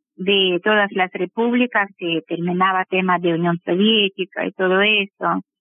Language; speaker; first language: Spanish; non-native, fluent; Russian